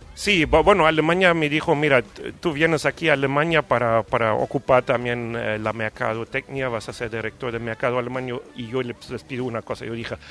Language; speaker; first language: Spanish; non-native, fluent; German